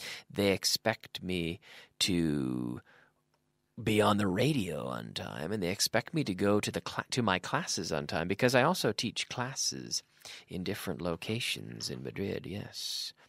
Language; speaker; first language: English; native; English